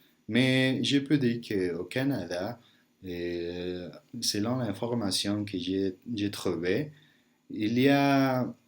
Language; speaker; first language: French; non-native, learner; Spanish